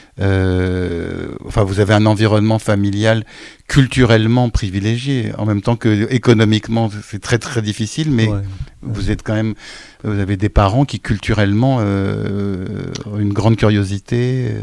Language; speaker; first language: French; native; French